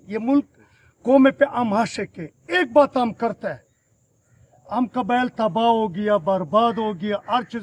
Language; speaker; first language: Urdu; non-native, local second language; Pashto